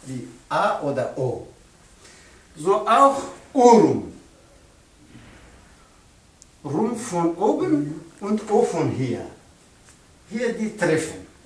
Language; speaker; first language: German; non-native, learner; Pashto